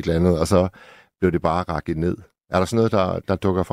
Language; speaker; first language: Danish; native; Danish